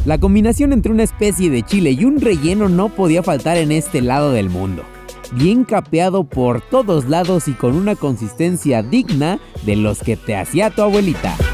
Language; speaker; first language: Spanish; native; Spanish